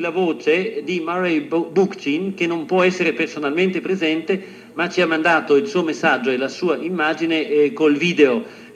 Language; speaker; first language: Italian; native; Italian